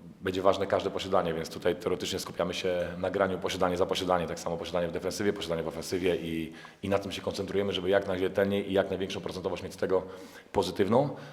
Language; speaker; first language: Polish; native; Polish